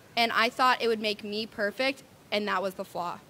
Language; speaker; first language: English; native; English